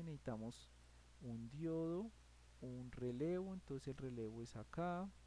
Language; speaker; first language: Spanish; native; Spanish